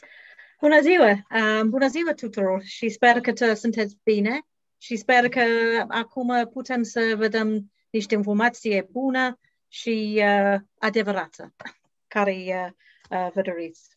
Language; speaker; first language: Romanian; non-native, learner; English